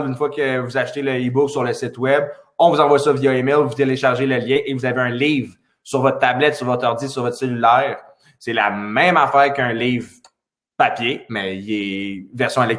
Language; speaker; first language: French; native; French